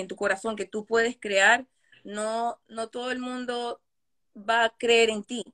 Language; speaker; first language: Spanish; native; Spanish